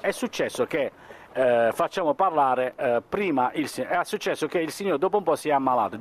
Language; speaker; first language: Italian; native; Italian